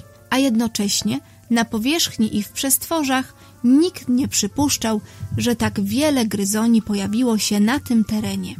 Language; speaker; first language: Polish; native; Polish